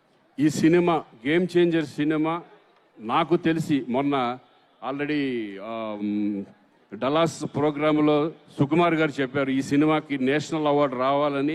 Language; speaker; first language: Telugu; native; Telugu